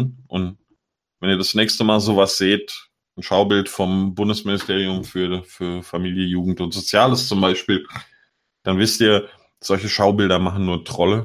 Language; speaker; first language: German; native; German